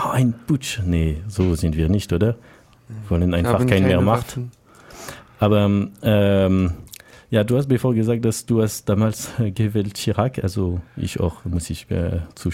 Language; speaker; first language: German; non-native, learner; French